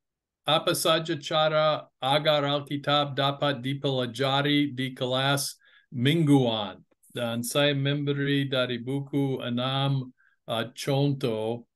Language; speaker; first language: Indonesian; non-native, fluent; English